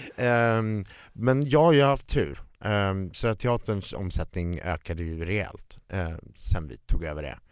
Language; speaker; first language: Swedish; native; Swedish